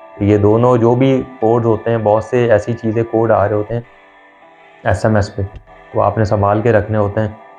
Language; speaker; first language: Urdu; non-native, local second language; Punjabi